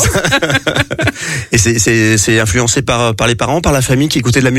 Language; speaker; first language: French; native; French